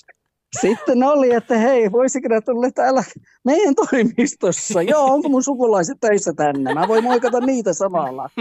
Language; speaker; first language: Finnish; early bilingual, heritage; Finnish